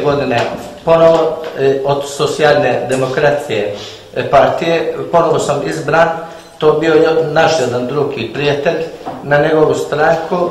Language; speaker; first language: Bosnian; early bilingual, heritage; Bosnian